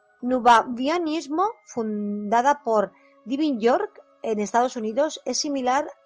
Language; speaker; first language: Spanish; native; Spanish